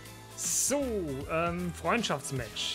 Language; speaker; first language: German; native; German